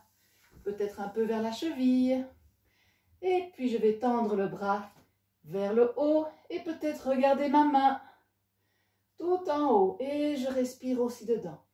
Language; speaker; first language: French; native; French